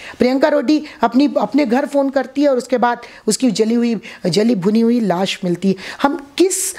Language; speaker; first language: Hindi; native; Hindi